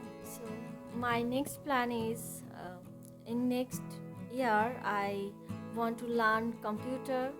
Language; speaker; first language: English; non-native, learner; Bangla